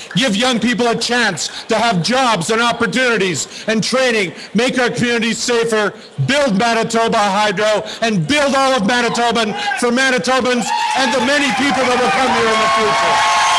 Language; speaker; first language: English; native; English